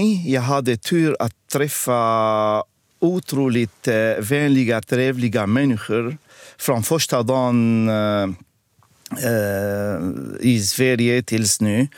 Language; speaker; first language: Swedish; non-native, fluent; Arabic